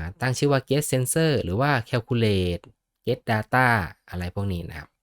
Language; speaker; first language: Thai; native; Thai